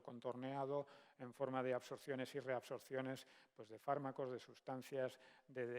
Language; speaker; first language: Spanish; native; Spanish